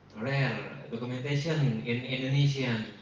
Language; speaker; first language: English; non-native, learner; Indonesian